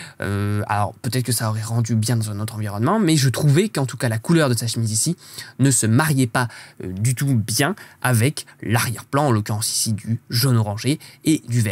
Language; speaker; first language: French; native; French